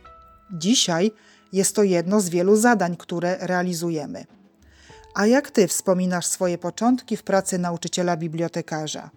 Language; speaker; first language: Polish; native; Polish